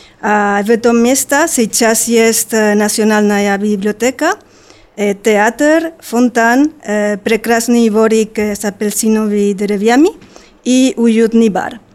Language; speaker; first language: Russian; non-native, learner; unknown